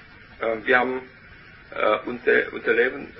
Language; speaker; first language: German; non-native, learner; Vietnamese